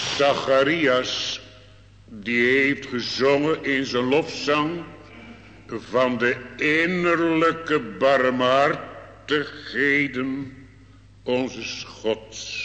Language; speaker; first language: Dutch; native; Dutch